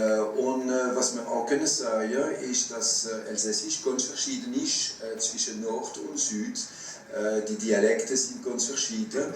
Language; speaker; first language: German; non-native, fluent; French